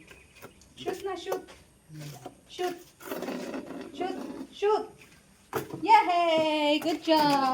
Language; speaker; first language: English; non-native, local second language; Filipino